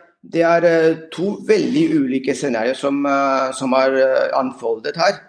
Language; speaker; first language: Norwegian; non-native, fluent; Spanish